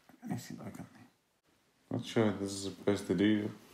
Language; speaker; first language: English; non-native, local second language; Afrikaans